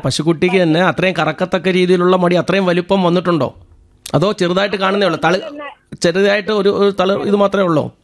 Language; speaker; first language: Malayalam; native; Malayalam